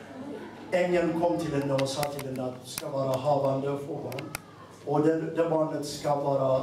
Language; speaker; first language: Swedish; non-native, fluent; Amharic